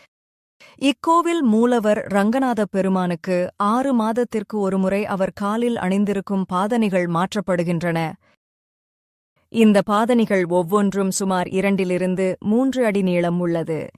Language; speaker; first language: Tamil; native; Tamil